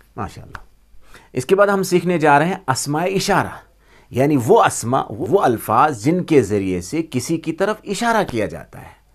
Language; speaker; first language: Urdu; native; Urdu